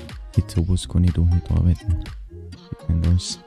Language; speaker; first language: German; native; German